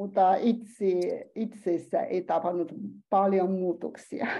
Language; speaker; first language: Finnish; non-native, learner; Chinese